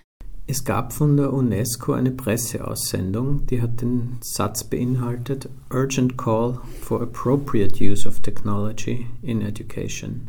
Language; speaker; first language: German; native; German